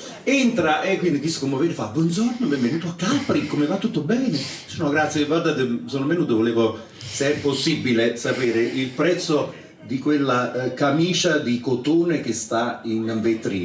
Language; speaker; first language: Italian; native; Italian